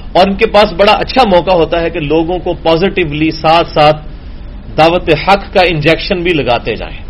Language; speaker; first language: Urdu; non-native, local second language; Punjabi